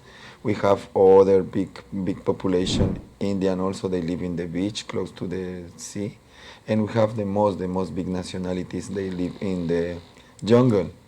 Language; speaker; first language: English; non-native, local second language; Spanish